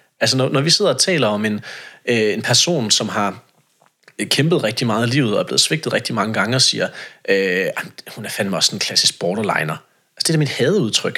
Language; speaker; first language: Danish; native; Danish